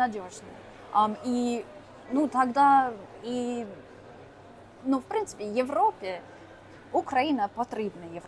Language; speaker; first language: Russian; non-native, fluent; English